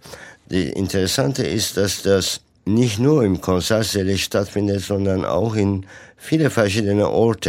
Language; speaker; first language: German; non-native, fluent; Turkish